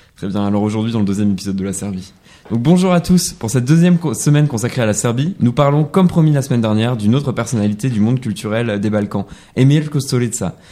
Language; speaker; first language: French; native; French